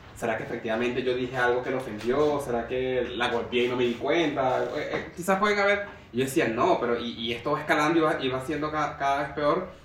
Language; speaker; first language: Spanish; native; Spanish